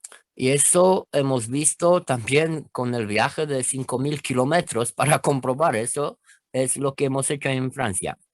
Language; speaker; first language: Spanish; non-native, fluent; Romanian